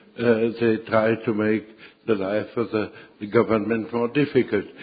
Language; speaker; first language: English; non-native, fluent; Czech